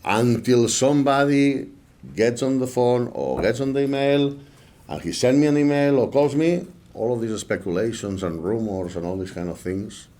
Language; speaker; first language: English; non-native, fluent; Spanish